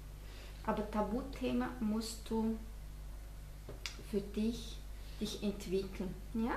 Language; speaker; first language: German; non-native, fluent; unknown